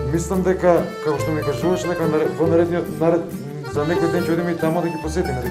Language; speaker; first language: Macedonian; native; Macedonian